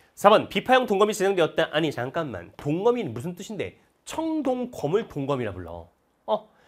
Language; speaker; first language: Korean; native; Korean